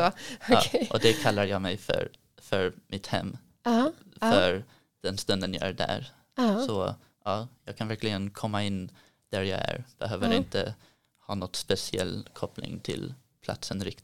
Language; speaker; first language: Swedish; early bilingual, heritage; Swedish